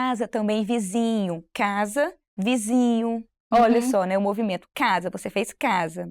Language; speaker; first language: Portuguese; native; Portuguese